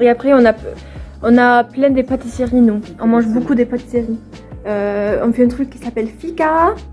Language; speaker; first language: French; non-native, fluent; Swedish